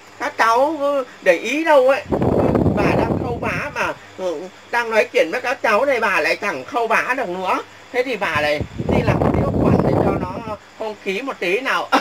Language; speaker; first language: Vietnamese; non-native, local second language; Muong